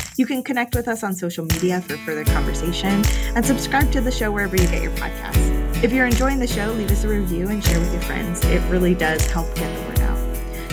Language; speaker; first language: English; native; English